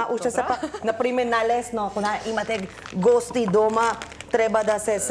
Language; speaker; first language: Macedonian; non-native, learner; Filipino